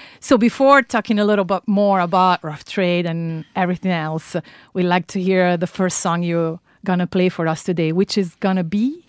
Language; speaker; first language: English; non-native, fluent; Italian